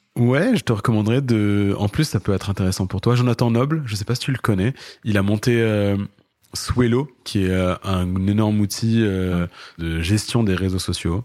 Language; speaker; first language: French; non-native, local second language; Arabic